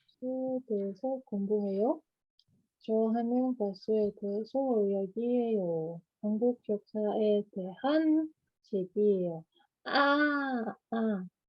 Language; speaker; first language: Korean; non-native, learner; Russian